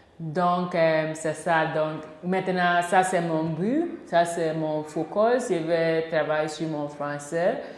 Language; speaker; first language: French; non-native, learner; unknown